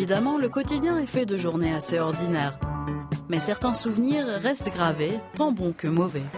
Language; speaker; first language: French; native; French